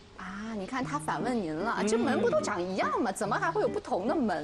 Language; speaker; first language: Chinese; native; Chinese